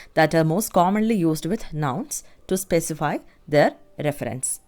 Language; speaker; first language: English; non-native, local second language; Malayalam